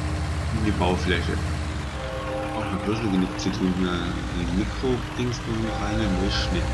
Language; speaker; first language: German; native; German